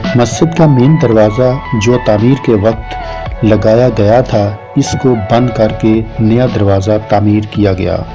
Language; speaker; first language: Urdu; non-native, local second language; Punjabi